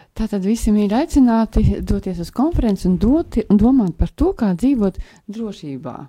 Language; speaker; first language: Latvian; native; Latvian